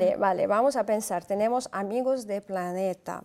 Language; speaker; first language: Spanish; non-native, fluent; Uzbek